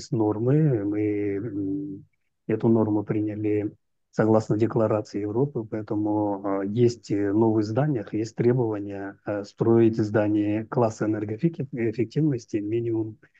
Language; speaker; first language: Russian; non-native, local second language; Uzbek